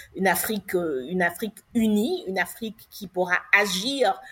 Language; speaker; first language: French; non-native, local second language; English